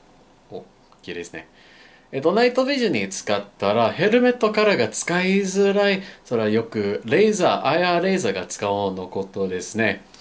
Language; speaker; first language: Japanese; non-native, fluent; English